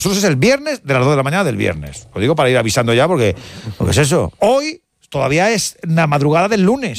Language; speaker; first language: Spanish; native; Spanish